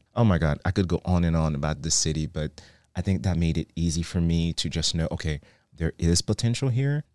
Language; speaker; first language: English; non-native, fluent; Haitian Creole